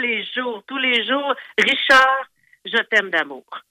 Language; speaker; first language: French; native; French